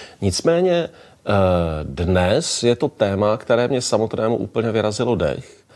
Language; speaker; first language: Czech; native; Czech